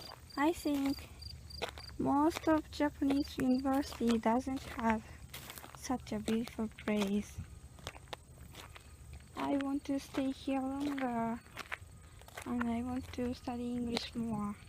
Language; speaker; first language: English; non-native, learner; Japanese